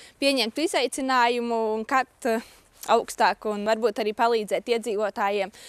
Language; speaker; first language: Latvian; native; Latvian